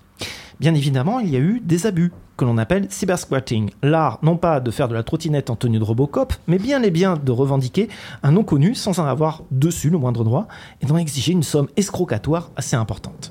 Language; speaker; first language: French; native; French